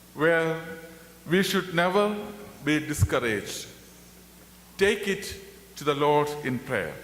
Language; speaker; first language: English; non-native, local second language; Malayalam